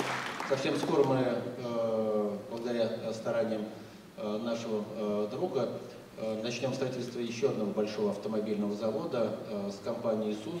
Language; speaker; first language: Russian; native; Russian